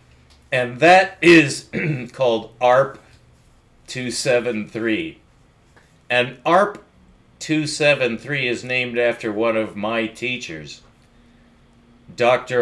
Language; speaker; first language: English; native; English